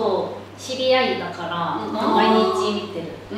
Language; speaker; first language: Japanese; non-native, learner; Korean